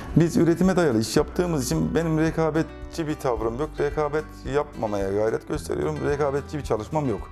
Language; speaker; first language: Turkish; native; Turkish